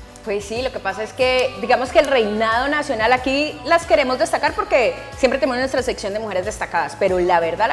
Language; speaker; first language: Spanish; native; Spanish